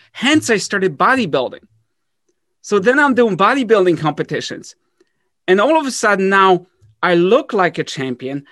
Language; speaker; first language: English; early bilingual, other home language; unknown